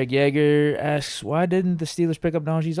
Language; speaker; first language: English; native; English